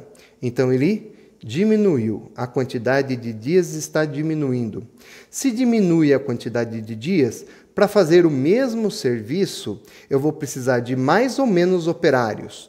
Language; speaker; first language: Portuguese; native; Portuguese